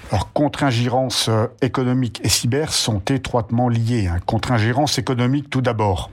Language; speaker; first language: French; native; French